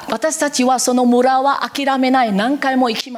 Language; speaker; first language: Japanese; non-native, learner; Korean